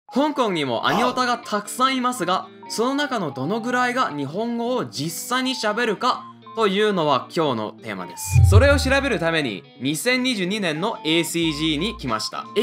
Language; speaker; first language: Japanese; non-native, fluent; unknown